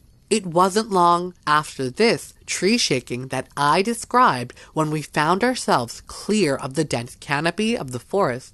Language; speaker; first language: English; native; English